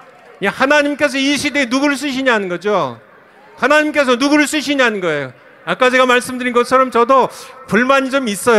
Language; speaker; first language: Korean; native; Korean